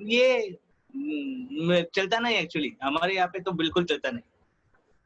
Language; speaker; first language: Hindi; non-native, local second language; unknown